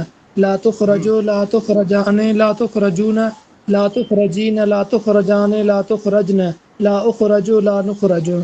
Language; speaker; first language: Arabic; non-native, learner; Urdu